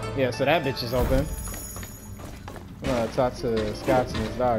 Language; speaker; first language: English; native; English